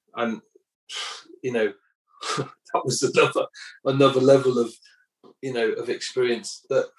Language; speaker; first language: English; native; English